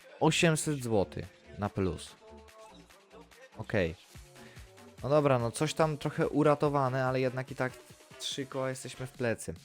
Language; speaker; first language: Polish; native; Polish